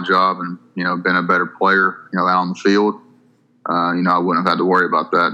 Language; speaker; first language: English; native; English